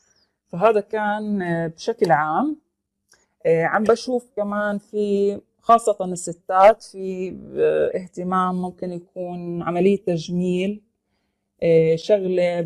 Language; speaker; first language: Arabic; native; Arabic